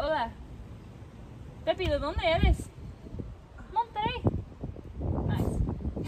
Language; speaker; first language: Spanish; non-native, learner; English